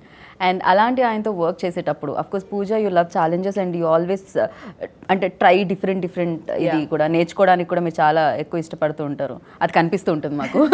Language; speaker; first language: Telugu; native; Telugu